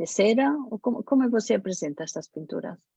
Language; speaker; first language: Portuguese; non-native, learner; Spanish